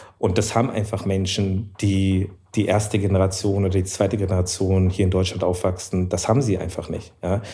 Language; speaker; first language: German; early bilingual, other home language; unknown